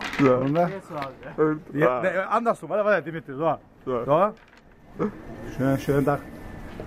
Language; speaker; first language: German; non-native, learner; Turkish